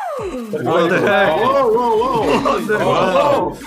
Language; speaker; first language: English; non-native, fluent; Polish